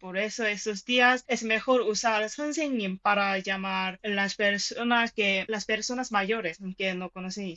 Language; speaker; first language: Spanish; non-native, fluent; Korean